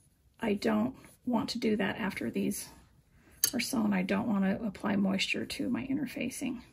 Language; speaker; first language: English; native; English